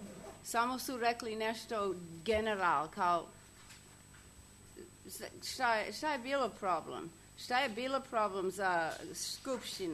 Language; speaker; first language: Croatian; non-native, learner; English